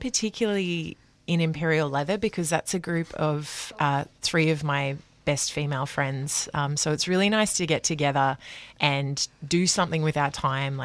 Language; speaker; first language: English; native; English